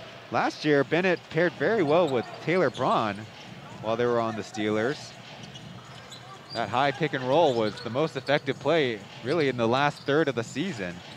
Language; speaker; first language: English; native; English